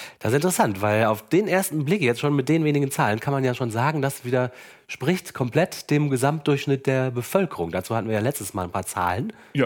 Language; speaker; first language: German; native; German